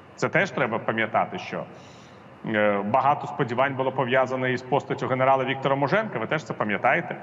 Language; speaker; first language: Ukrainian; non-native, local second language; Russian